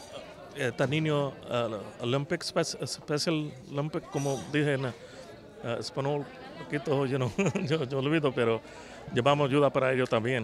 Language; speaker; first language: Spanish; non-native, learner; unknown